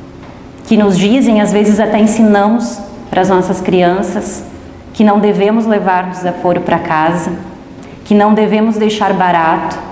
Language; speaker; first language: Portuguese; native; Portuguese